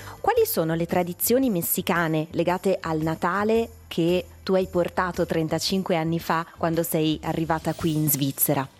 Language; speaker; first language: Italian; native; Italian